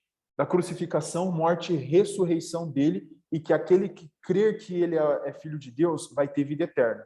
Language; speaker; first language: Portuguese; native; Portuguese